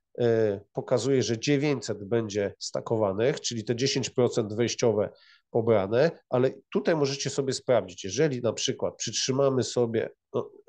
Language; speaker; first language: Polish; native; Polish